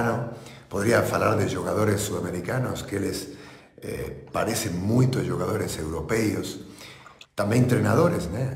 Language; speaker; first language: Portuguese; non-native, fluent; Spanish